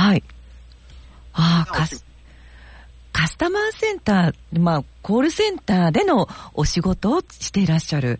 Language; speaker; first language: Japanese; native; Japanese